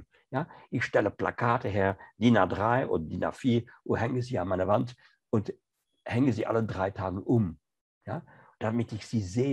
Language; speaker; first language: German; non-native, fluent; French